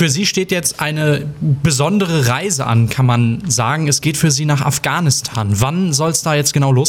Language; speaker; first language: German; native; German